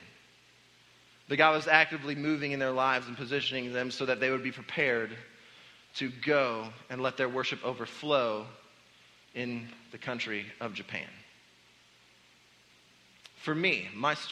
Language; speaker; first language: English; native; English